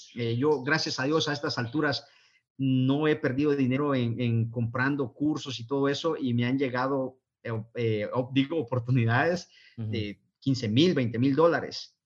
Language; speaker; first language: Spanish; native; Spanish